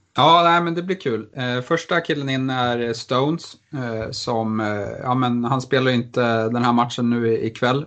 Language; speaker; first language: Swedish; native; Swedish